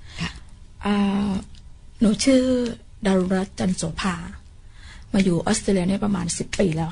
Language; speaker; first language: Thai; early bilingual, other home language; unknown